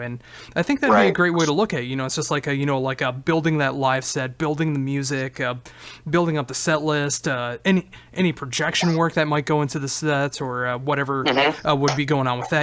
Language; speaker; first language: English; native; English